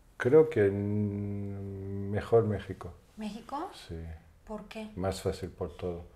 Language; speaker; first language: Spanish; non-native, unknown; French